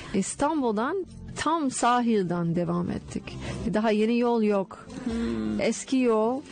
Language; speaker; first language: Turkish; non-native, fluent; English